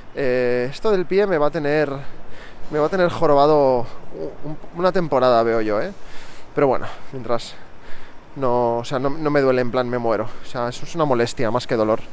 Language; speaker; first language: Spanish; native; Spanish